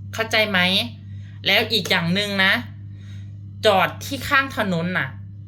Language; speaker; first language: Thai; non-native, fluent; Lao